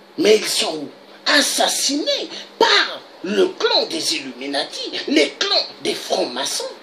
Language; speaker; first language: French; non-native, local second language; Lingala